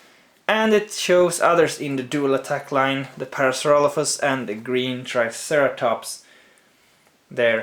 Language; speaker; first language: English; non-native, fluent; Swedish